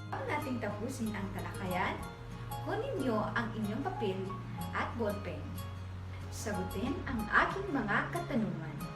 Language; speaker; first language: Filipino; non-native, local second language; Maranao